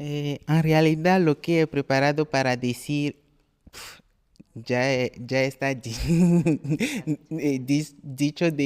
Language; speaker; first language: Spanish; non-native, learner; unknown